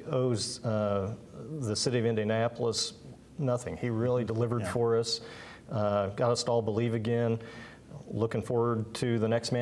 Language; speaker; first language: English; native; English